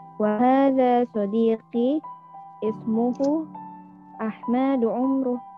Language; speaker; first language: Arabic; non-native, learner; Indonesian